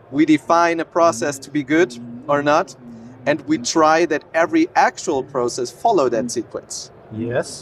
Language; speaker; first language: English; non-native, fluent; German